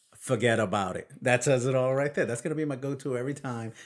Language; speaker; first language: English; early bilingual, other home language; Spanish